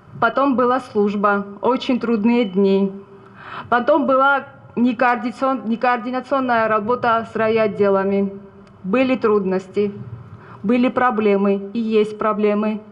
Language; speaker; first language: Russian; non-native, fluent; Georgian